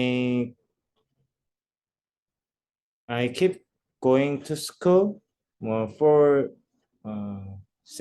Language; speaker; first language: English; non-native, learner; Korean